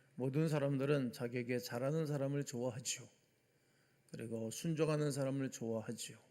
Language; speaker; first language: Korean; native; Korean